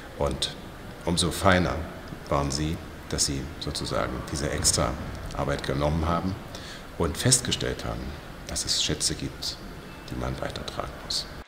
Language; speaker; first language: German; native; German